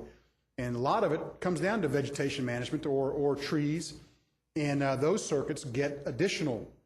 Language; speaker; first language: English; native; English